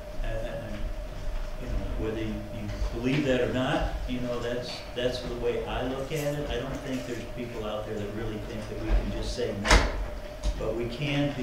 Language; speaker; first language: English; native; English